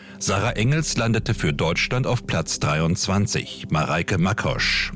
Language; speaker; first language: German; native; German